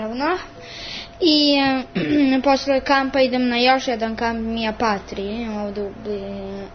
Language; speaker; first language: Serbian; early bilingual, heritage; Serbian